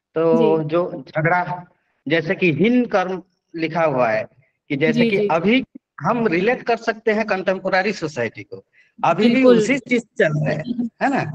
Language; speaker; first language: Hindi; non-native, local second language; Odia